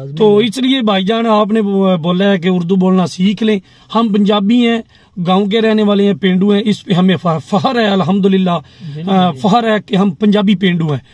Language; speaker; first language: Urdu; non-native, local second language; Punjabi